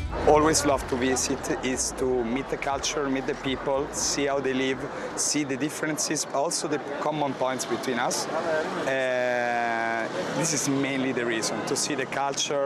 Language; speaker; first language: English; non-native, fluent; Italian